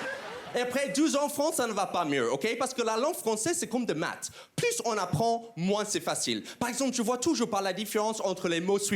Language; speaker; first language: French; non-native, fluent; English